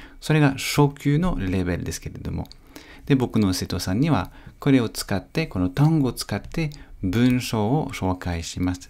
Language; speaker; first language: Japanese; non-native, fluent; French